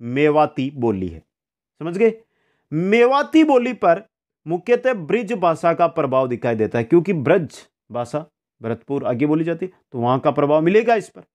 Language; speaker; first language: Hindi; native; Hindi